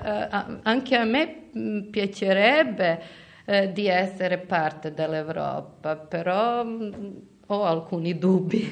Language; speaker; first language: Italian; non-native, fluent; Serbian